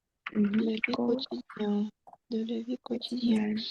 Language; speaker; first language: French; non-native, learner; Russian